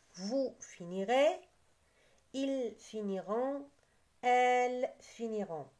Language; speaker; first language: French; non-native, local second language; Arabic